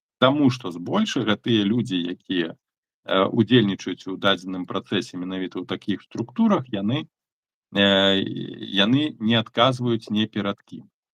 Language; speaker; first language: Belarusian; native; Belarusian